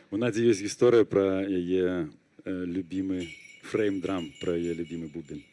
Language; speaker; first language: Belarusian; non-native, local second language; Russian